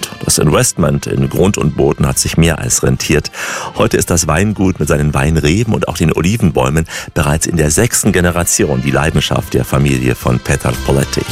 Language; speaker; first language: German; native; German